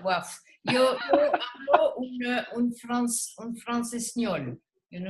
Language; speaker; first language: Spanish; non-native, learner; French